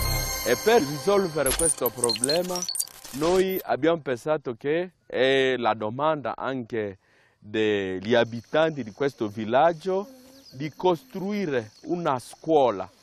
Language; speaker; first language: Italian; non-native, fluent; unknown